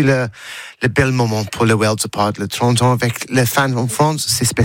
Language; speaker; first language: French; non-native, learner; English